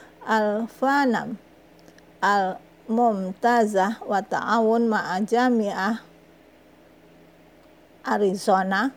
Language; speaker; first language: Arabic; non-native, fluent; Indonesian